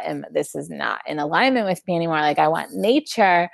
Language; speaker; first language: English; native; English